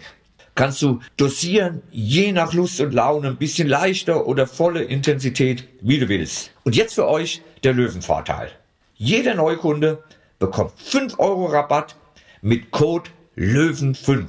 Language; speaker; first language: German; native; German